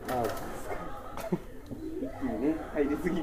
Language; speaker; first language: Japanese; native; Japanese